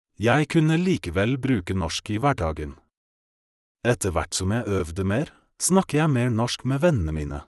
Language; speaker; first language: Norwegian; non-native, fluent; Polish